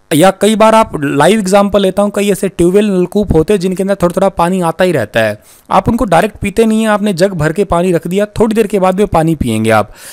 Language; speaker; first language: Hindi; native; Hindi